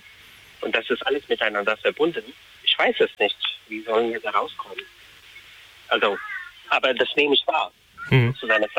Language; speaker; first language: German; non-native, fluent; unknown